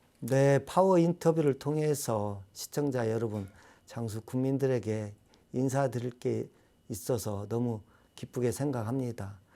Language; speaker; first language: Korean; native; Korean